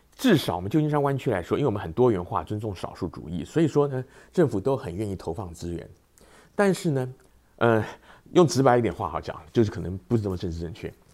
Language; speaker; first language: Chinese; native; Chinese